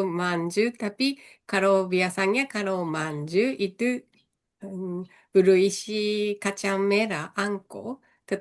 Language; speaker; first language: Indonesian; non-native, learner; Japanese